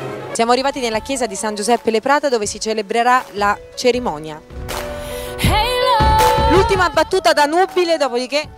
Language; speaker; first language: Italian; native; Italian